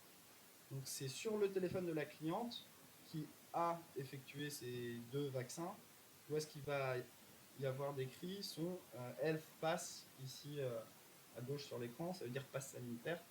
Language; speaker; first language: French; native; French